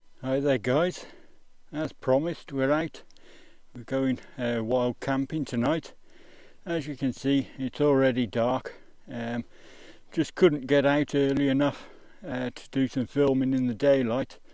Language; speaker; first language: English; native; English